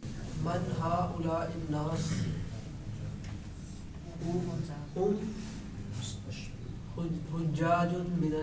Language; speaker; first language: Arabic; non-native, learner; Urdu